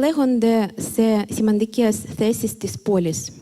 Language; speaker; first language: Greek; non-native, fluent; Ukrainian